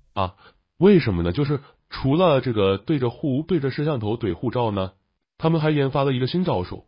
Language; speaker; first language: Chinese; native; Chinese